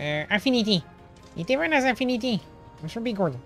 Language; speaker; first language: English; non-native, fluent; French